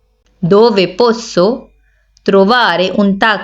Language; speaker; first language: Italian; non-native, learner; Urdu